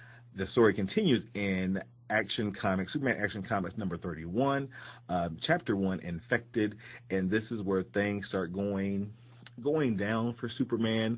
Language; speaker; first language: English; native; English